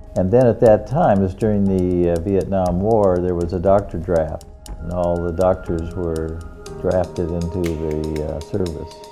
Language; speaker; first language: English; native; English